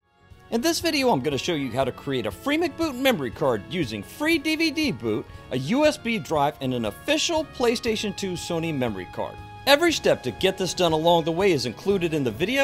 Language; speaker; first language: English; native; English